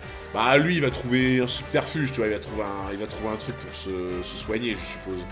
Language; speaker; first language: French; native; French